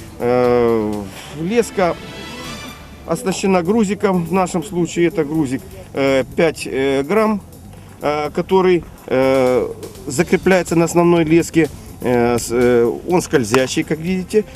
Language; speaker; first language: Russian; native; Russian